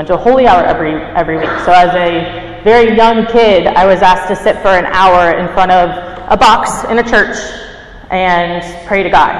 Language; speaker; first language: English; native; English